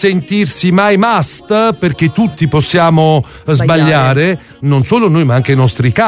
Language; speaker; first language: Italian; native; Italian